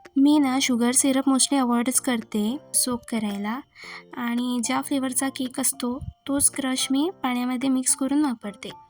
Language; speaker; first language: Marathi; non-native, local second language; Konkani